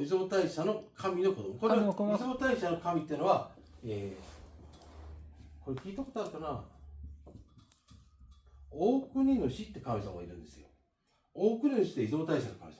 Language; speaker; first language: Japanese; native; Japanese